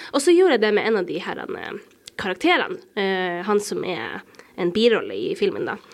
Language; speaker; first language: Norwegian; native; Norwegian